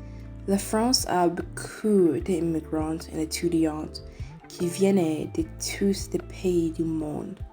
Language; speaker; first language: French; non-native, learner; English